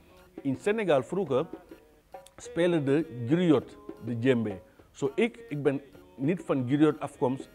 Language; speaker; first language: Dutch; non-native, learner; Wolof